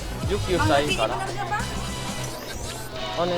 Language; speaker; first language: Japanese; non-native, learner; Indonesian